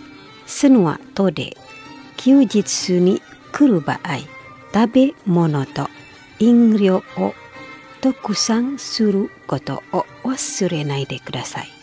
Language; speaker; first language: Japanese; non-native, fluent; Indonesian